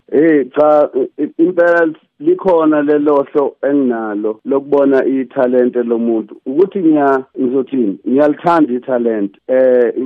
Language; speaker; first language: Zulu; native; Zulu